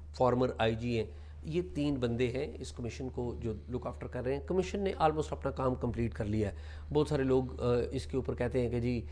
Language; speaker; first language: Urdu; native; Urdu